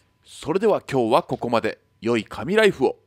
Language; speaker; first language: Japanese; native; Japanese